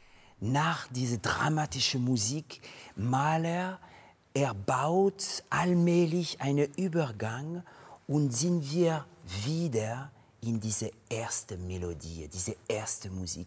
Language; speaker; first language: German; non-native, fluent; French